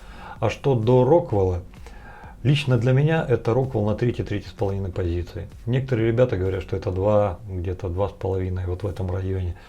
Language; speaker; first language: Russian; native; Russian